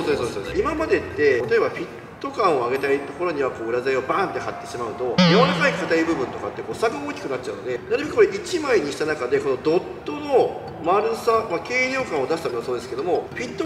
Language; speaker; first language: Japanese; native; Japanese